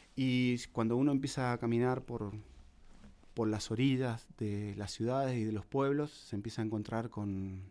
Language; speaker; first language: Spanish; native; Spanish